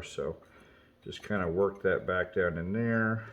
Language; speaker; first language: English; native; English